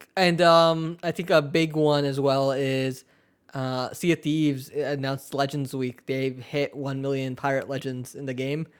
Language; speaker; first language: English; early bilingual, other home language; Urdu